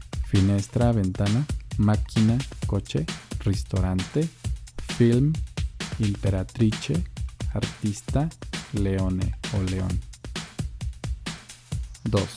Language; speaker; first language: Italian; non-native, fluent; Spanish